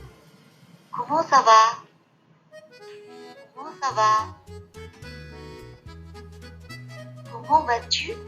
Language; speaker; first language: French; non-native, fluent; Indonesian